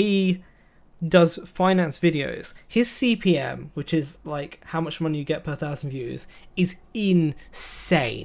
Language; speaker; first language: English; native; English